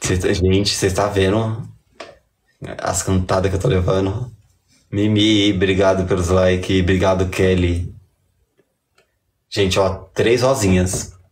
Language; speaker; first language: Portuguese; native; Portuguese